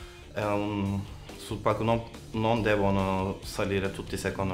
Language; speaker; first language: Italian; non-native, learner; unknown